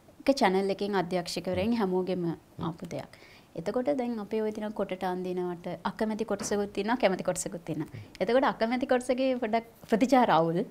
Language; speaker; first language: Sinhala; native; Sinhala